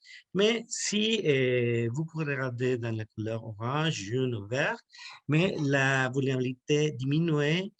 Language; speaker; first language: French; non-native, learner; Spanish